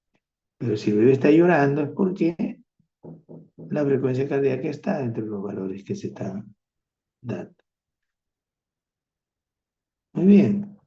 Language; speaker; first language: Spanish; native; Spanish